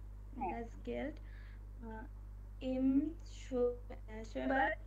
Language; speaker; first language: German; non-native, learner; Bangla